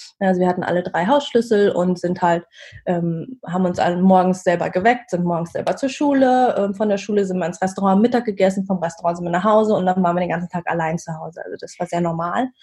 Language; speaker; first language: German; early bilingual, other home language; Vietnamese